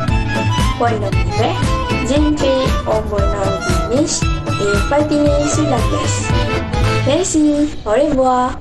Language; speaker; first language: French; non-native, learner; Malay